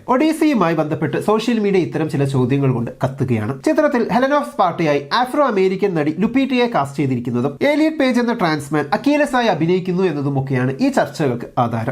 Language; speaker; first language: Malayalam; native; Malayalam